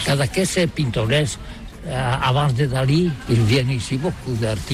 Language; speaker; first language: French; non-native, learner; Catalan